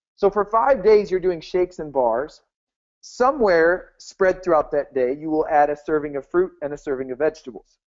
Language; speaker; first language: English; native; English